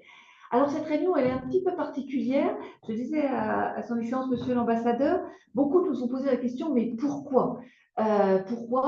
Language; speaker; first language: French; native; French